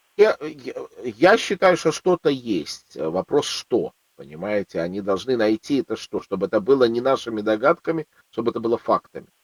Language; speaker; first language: Russian; native; Russian